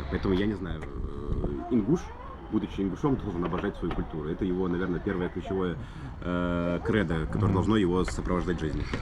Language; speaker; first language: Russian; non-native, local second language; Ingush